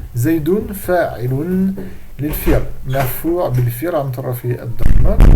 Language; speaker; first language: Arabic; non-native, fluent; French